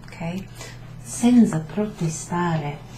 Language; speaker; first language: Italian; non-native, fluent; English